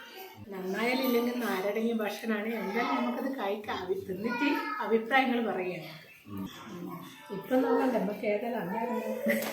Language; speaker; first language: Malayalam; native; Malayalam